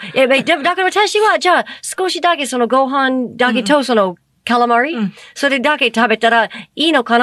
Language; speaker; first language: Japanese; non-native, fluent; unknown